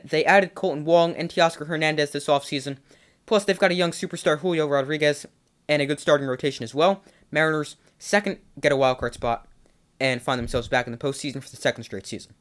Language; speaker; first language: English; native; English